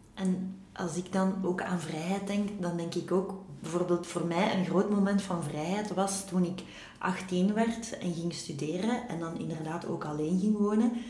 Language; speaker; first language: Dutch; native; Dutch